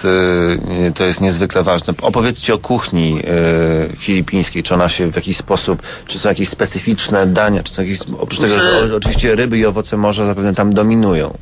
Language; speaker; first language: Polish; native; Polish